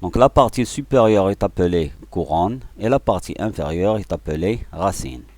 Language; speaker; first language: French; non-native, local second language; Arabic